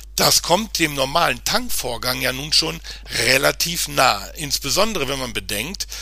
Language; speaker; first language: German; native; German